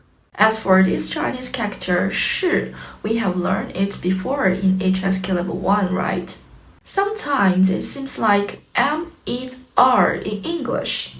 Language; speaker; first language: English; non-native, fluent; Chinese